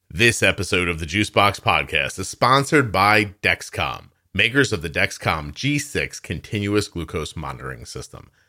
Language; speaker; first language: English; native; English